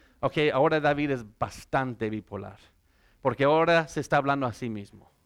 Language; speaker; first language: Spanish; non-native, fluent; English